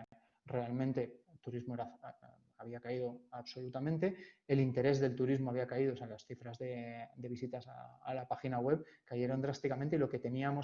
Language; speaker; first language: Spanish; native; Spanish